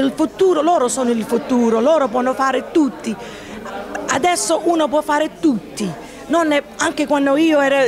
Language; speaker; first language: Italian; early bilingual, heritage; Italian